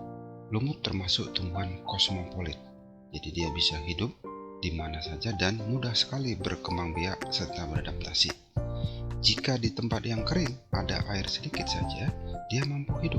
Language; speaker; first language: Indonesian; native; Indonesian